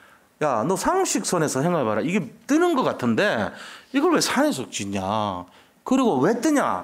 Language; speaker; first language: Korean; native; Korean